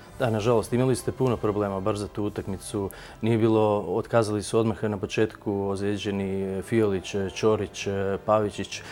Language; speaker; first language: Croatian; native; Croatian